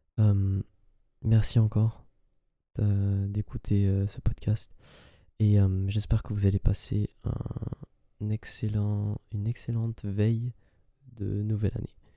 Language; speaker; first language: French; early bilingual, other home language; Arabic